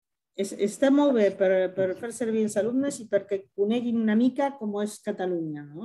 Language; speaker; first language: Catalan; non-native, fluent; Spanish